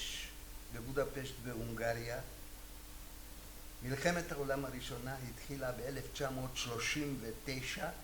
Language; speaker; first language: Hebrew; non-native, fluent; Hungarian